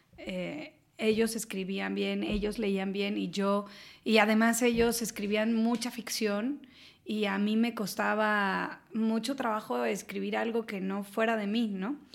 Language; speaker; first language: Spanish; native; Spanish